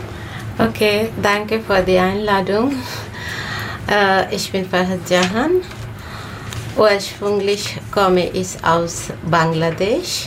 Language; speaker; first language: German; non-native, learner; Bangla